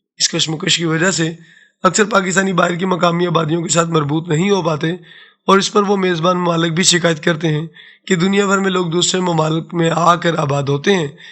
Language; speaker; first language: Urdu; non-native, local second language; Saraiki